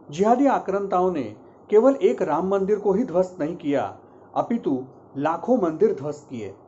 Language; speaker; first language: Hindi; non-native, local second language; Marathi